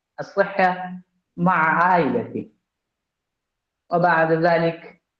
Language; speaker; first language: Arabic; non-native, learner; Bangla